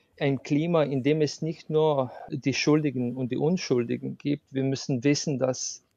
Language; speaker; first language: German; non-native, fluent; Slovenian